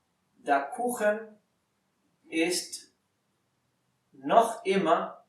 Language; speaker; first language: German; non-native, fluent; Spanish